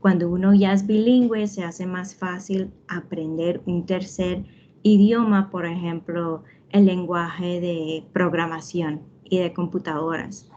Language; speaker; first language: Spanish; early bilingual, heritage; Spanish